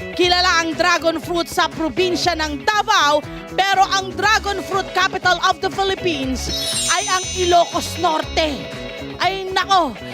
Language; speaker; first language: Filipino; native; Filipino